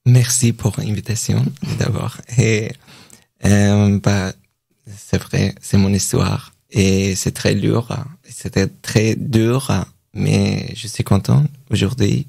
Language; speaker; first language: French; non-native, learner; Persian